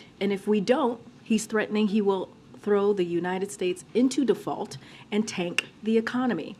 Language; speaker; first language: English; native; English